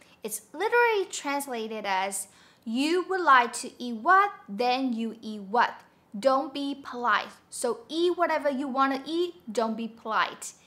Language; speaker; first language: English; non-native, fluent; Chinese